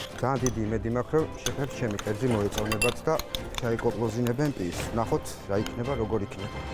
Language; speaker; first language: Georgian; native; Georgian